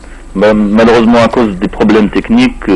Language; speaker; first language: French; non-native, fluent; Arabic